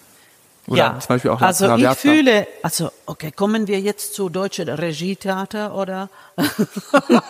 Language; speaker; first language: German; non-native, fluent; Finnish